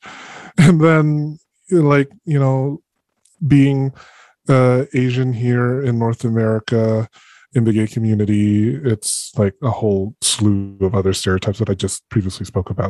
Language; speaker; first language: English; non-native, local second language; Filipino